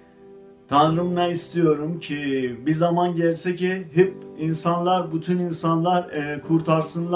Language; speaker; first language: Turkish; non-native, fluent; Azerbaijani